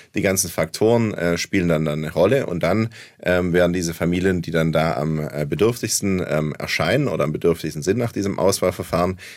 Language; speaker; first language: German; native; German